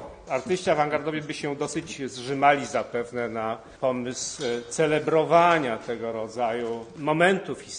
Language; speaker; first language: Polish; native; Polish